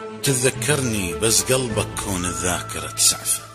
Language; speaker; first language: Arabic; native; Arabic